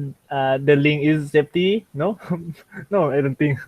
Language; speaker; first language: English; non-native, learner; Thai